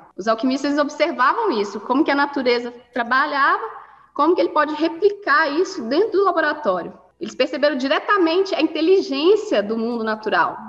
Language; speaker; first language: Portuguese; native; Portuguese